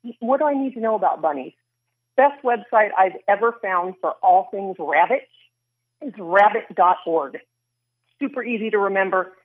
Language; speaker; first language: English; native; English